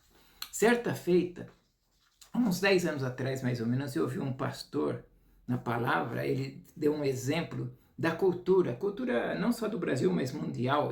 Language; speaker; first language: Portuguese; native; Portuguese